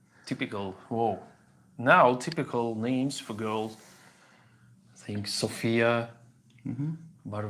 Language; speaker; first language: English; non-native, learner; Russian